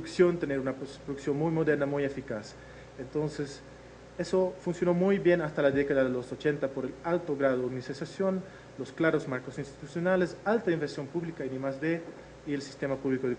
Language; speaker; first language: Spanish; non-native, fluent; Dutch